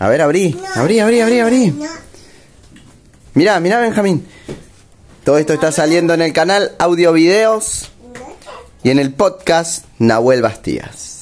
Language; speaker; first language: Spanish; native; Spanish